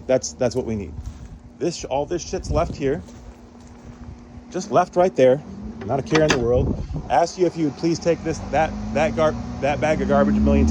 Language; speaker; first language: English; native; English